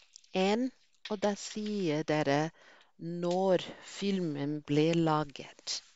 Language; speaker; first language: Norwegian; non-native, fluent; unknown